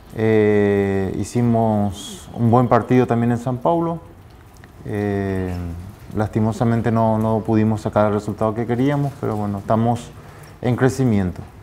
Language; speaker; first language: Spanish; native; Spanish